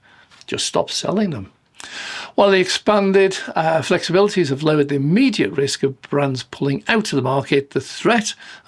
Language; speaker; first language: English; native; English